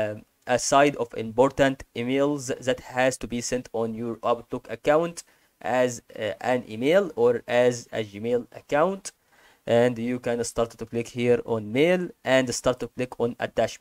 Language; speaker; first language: English; non-native, fluent; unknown